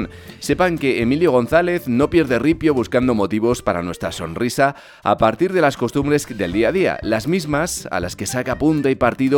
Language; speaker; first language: Spanish; native; Spanish